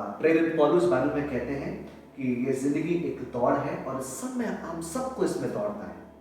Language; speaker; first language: Hindi; native; Hindi